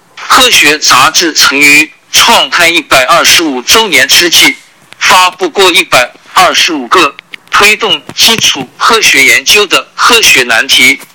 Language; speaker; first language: Chinese; native; Chinese